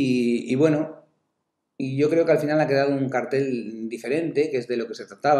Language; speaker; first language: Spanish; native; Spanish